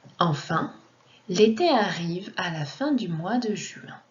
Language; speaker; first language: French; non-native, fluent; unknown